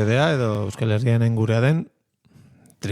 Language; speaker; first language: Basque; native; Basque